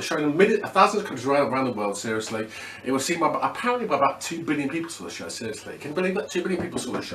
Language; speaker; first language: English; native; English